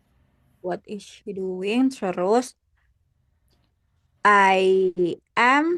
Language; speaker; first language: English; non-native, learner; Indonesian